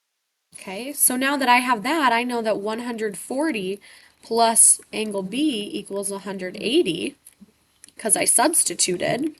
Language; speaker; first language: English; native; English